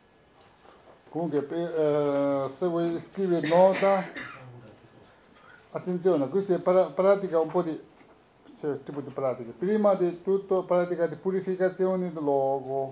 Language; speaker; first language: Italian; non-native, learner; Tibetan